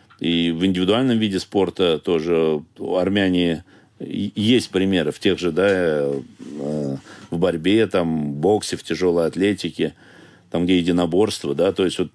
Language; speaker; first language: Russian; native; Russian